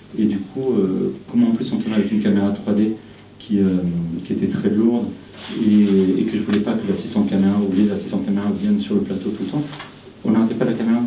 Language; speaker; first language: French; non-native, fluent; Spanish